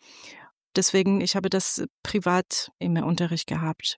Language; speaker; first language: German; non-native, fluent; Persian